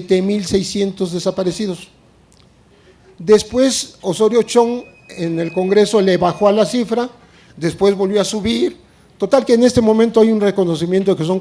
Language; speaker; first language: Spanish; native; Spanish